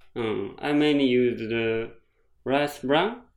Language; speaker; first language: English; non-native, learner; Japanese